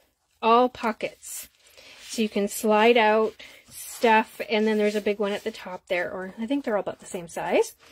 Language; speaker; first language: English; native; English